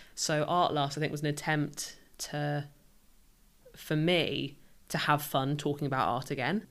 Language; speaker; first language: English; native; English